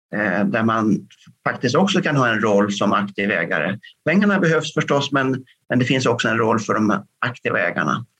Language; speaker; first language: Swedish; native; Swedish